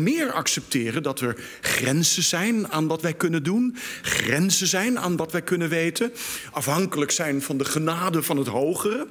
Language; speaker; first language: Dutch; native; Dutch